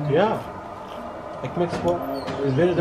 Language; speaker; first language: English; non-native, learner; Turkish